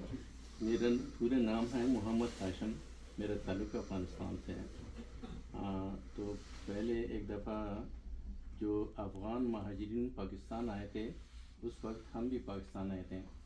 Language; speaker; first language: Hindi; non-native, fluent; Pashto